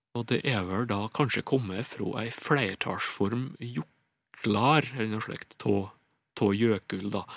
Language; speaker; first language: Norwegian; native; Norwegian